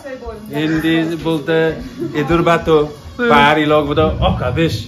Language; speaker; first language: Hindi; non-native, learner; English